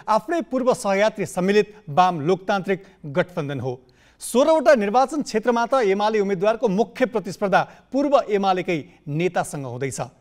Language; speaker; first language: Nepali; native; Nepali